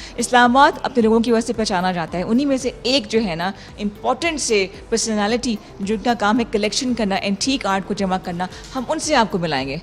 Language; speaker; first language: Urdu; non-native, local second language; Punjabi